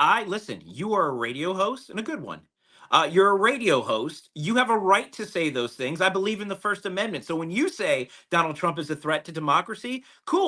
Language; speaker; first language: English; native; English